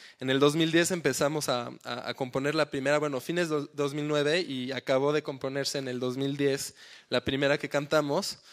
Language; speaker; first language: Spanish; early bilingual, heritage; Spanish